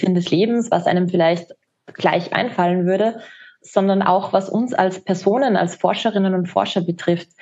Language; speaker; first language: German; native; German